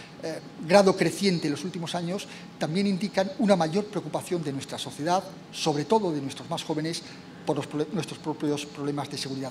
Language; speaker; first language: Spanish; native; Spanish